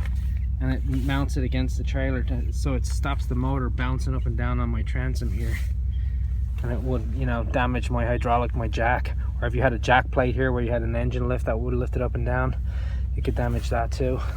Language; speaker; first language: English; native; English